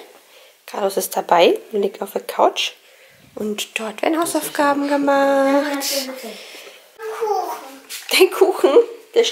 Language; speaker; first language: German; native; German